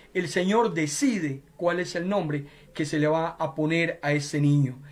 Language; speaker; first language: Spanish; native; Spanish